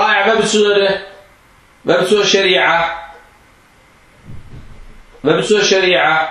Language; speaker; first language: Danish; non-native, fluent; Arabic